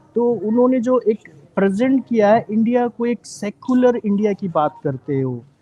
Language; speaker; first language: Hindi; native; Hindi